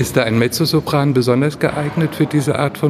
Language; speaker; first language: German; native; German